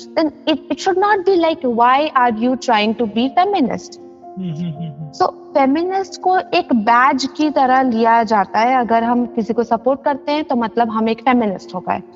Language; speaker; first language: Hindi; non-native, local second language; Assamese